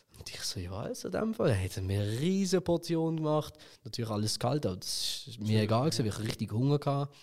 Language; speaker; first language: German; early bilingual, other home language; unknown